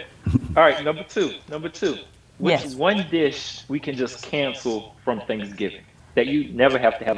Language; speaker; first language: English; native; English